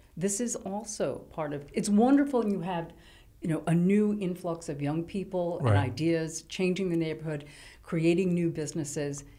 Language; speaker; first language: English; native; English